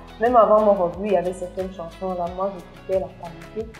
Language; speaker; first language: French; native; French